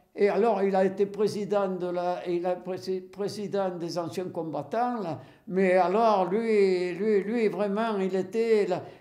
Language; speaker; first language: French; native; French